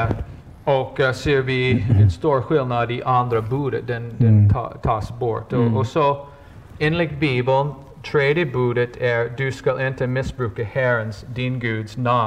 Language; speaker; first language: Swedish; non-native, fluent; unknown